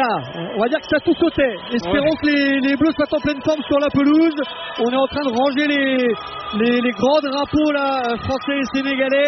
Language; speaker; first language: French; native; French